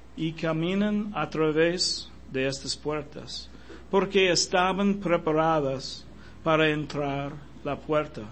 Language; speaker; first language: Spanish; non-native, fluent; English